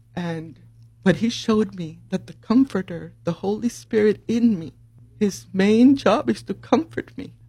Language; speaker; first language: English; early bilingual, other home language; Spanish